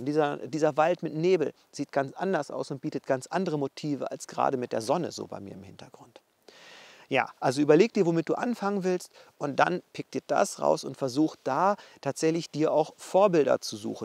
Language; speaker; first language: German; native; German